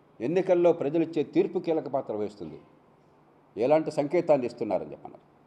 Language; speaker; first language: Telugu; native; Telugu